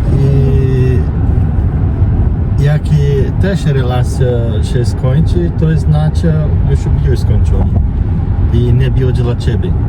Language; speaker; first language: Polish; non-native, learner; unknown